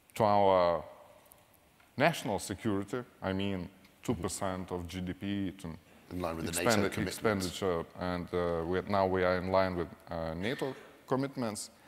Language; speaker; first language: English; non-native, fluent; Lithuanian